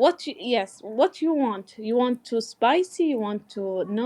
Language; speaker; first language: English; non-native, learner; Arabic